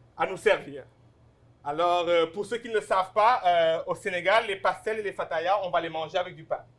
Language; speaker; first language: French; non-native, local second language; Wolof